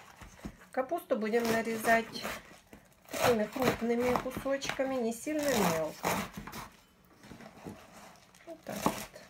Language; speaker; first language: Russian; native; Russian